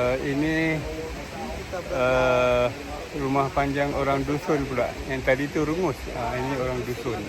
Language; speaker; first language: Malay; native; Malay